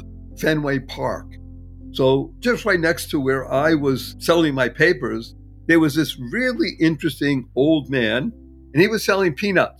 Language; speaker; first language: English; native; English